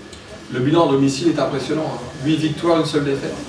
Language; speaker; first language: French; native; French